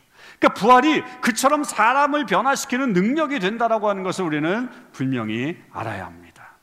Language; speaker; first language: Korean; native; Korean